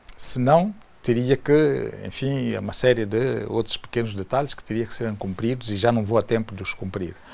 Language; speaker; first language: Portuguese; native; Portuguese